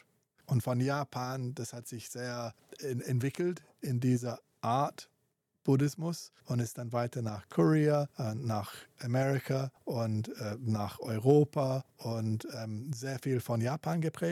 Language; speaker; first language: German; non-native, fluent; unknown